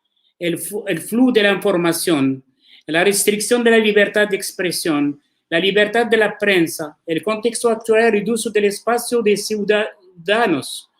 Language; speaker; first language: Spanish; non-native, learner; Arabic